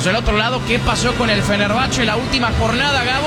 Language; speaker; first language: Spanish; native; Spanish